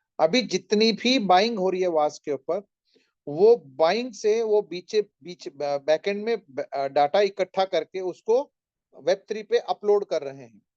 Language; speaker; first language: Hindi; non-native, local second language; Marathi